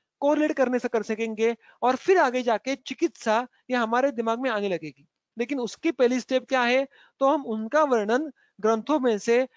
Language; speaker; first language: Hindi; non-native, local second language; Marathi